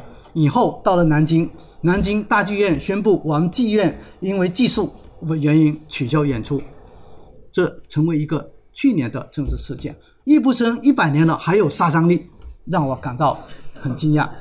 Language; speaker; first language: Chinese; native; Chinese